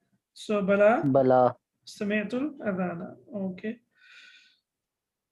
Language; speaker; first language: Arabic; non-native, fluent; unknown